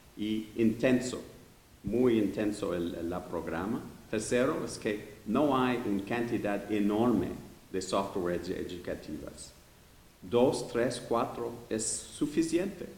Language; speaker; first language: Spanish; non-native, learner; English